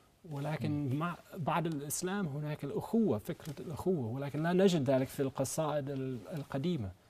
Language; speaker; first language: Arabic; non-native, fluent; English